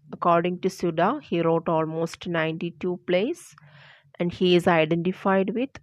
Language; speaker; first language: English; non-native, local second language; Malayalam